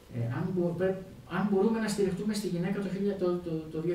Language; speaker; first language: Greek; native; Greek